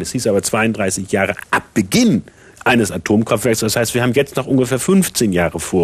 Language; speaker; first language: German; native; German